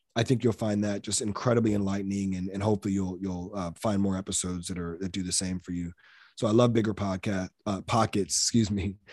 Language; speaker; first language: English; native; English